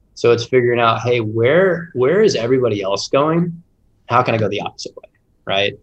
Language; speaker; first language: English; native; English